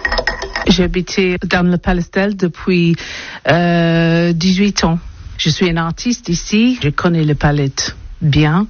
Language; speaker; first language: French; non-native, learner; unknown